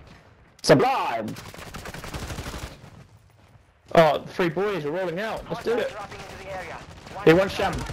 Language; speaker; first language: English; native; English